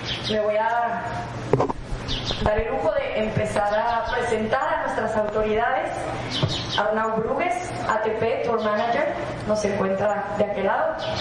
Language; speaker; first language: Spanish; native; Spanish